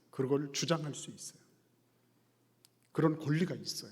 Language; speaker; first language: Korean; native; Korean